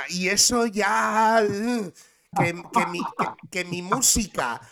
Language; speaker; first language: Spanish; native; Spanish